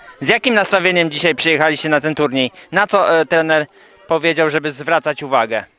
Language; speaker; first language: Polish; native; Polish